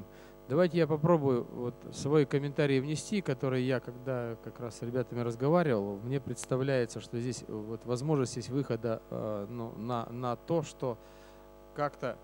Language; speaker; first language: Russian; native; Russian